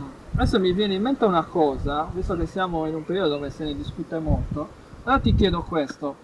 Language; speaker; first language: Italian; native; Italian